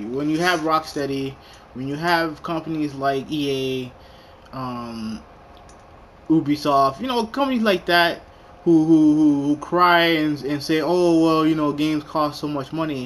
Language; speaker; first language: English; native; English